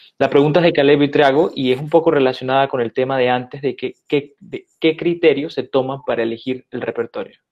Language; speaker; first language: Spanish; native; Spanish